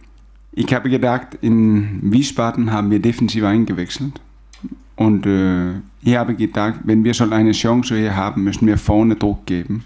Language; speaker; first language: German; non-native, fluent; Danish